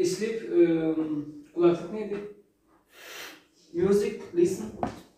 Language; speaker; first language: English; non-native, learner; Turkmen